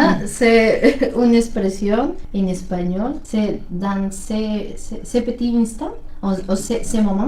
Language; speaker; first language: French; non-native, learner; Spanish